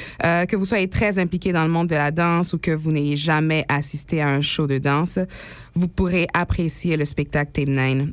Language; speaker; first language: French; non-native, local second language; Haitian Creole